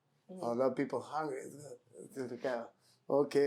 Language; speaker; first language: English; non-native, learner; Spanish